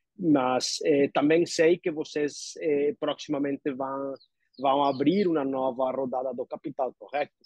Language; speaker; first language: Portuguese; non-native, learner; Spanish